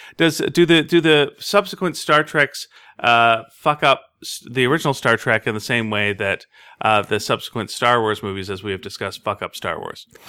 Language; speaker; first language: English; native; English